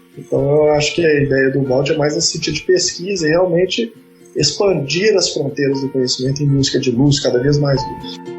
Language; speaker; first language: Portuguese; native; Portuguese